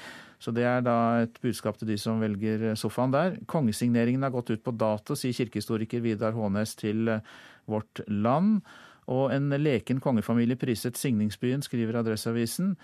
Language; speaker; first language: Norwegian; native; Norwegian